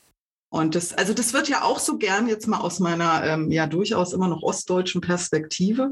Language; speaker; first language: German; native; German